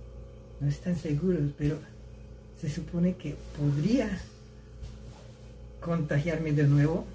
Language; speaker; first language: Spanish; early bilingual, heritage; Spanish